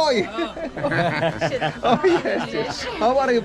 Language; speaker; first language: English; non-native, fluent; Finnish